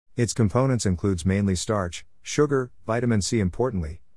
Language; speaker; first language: English; non-native, fluent; Vietnamese